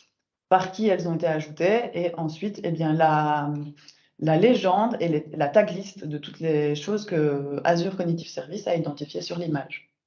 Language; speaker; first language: French; native; French